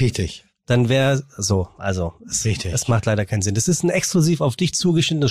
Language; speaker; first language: German; native; German